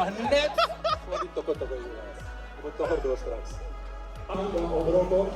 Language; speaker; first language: Dutch; native; Dutch